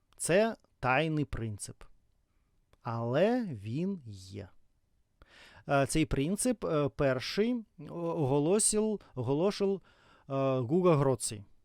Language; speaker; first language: Ukrainian; non-native, local second language; Russian